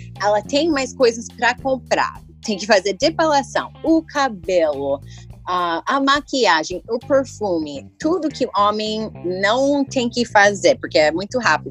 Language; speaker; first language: Portuguese; early bilingual, heritage; English